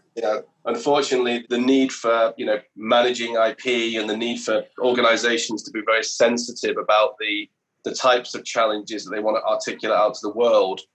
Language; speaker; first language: English; native; English